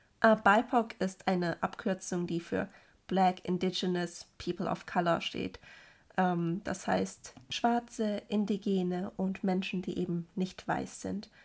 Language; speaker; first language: German; early bilingual, other home language; Cantonese